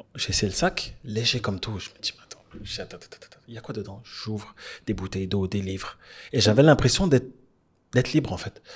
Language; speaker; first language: French; native; French